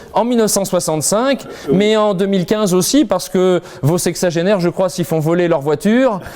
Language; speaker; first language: French; native; French